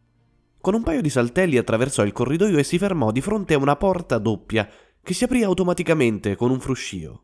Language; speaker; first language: Italian; native; Italian